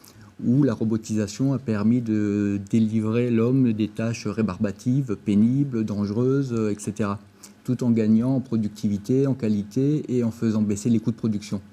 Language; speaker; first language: French; native; French